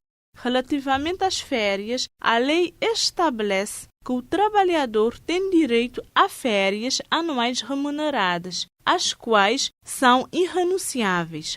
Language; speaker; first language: Portuguese; non-native, local second language; Kabuverdianu